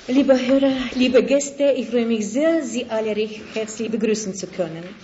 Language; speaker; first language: German; non-native, fluent; Russian